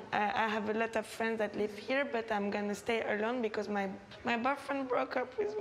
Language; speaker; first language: English; non-native, fluent; French